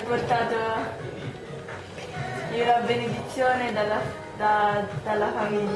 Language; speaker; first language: Italian; non-native, fluent; Malagasy